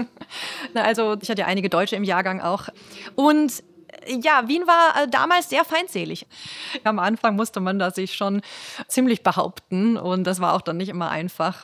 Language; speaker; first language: German; native; German